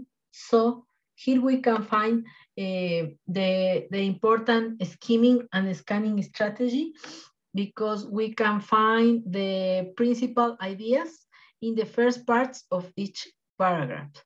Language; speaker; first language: English; non-native, learner; Spanish